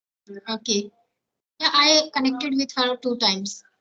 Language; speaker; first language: English; non-native, learner; Hindi